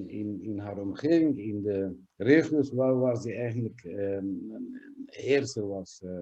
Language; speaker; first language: Dutch; non-native, fluent; Kurdish